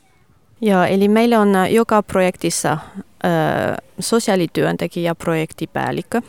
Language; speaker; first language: Finnish; non-native, fluent; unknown